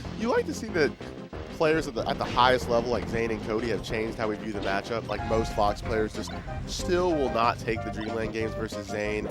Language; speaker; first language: English; native; English